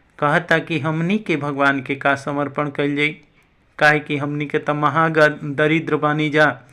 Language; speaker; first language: Bhojpuri; non-native, local second language; Awadhi